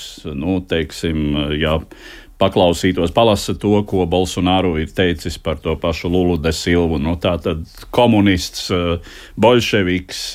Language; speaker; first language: Latvian; native; Latvian